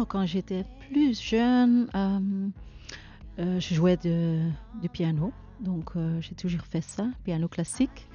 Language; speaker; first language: French; non-native, learner; Dutch